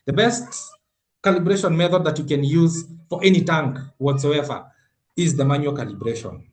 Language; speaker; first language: English; non-native, local second language; Swahili